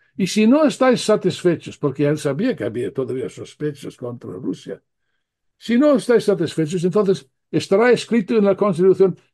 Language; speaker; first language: Spanish; non-native, fluent; English